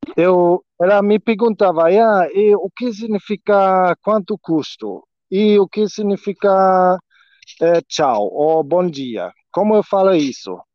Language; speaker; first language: Portuguese; non-native, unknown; German